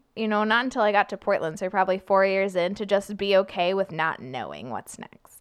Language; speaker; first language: English; native; English